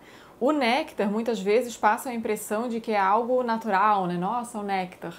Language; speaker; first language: Portuguese; native; Portuguese